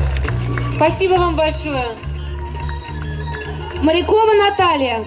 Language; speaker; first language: Russian; native; Russian